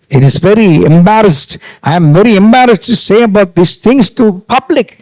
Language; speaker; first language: English; non-native, local second language; Tamil